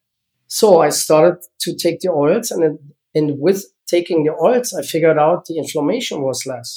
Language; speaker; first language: English; non-native, learner; German